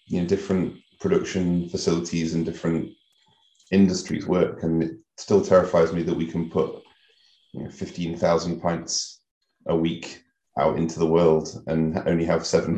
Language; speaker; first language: English; native; English